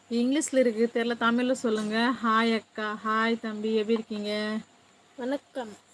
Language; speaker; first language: Tamil; native; Tamil